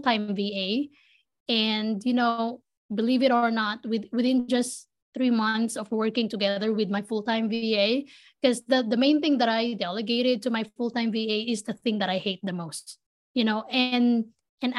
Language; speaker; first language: English; non-native, local second language; Filipino